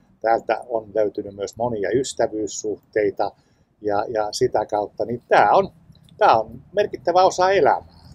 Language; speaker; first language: Finnish; native; Finnish